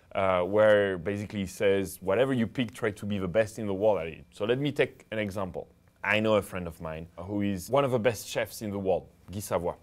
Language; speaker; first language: English; non-native, fluent; French